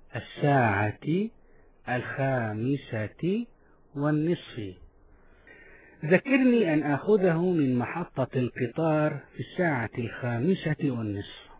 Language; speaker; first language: Arabic; non-native, fluent; Malay